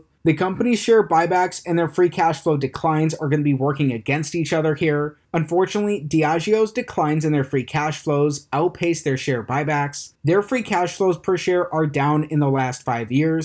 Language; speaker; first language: English; native; English